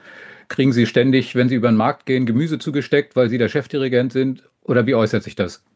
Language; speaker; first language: German; native; German